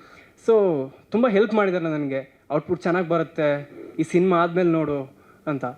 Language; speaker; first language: Kannada; non-native, local second language; Tulu